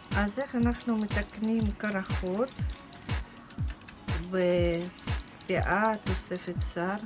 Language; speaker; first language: Hebrew; non-native, fluent; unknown